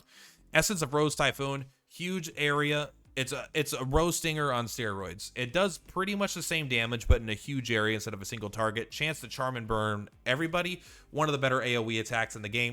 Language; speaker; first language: English; native; English